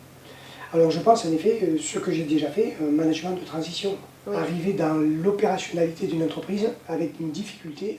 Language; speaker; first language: French; native; French